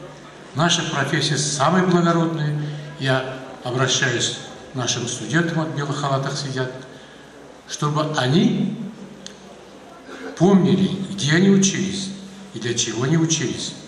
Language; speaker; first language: Russian; non-native, local second language; Kazakh